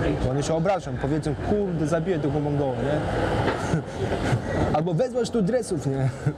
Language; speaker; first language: Polish; non-native, fluent; Mongolian